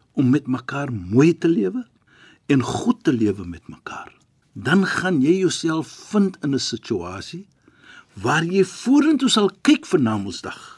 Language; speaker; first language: Afrikaans; non-native, fluent; Arabic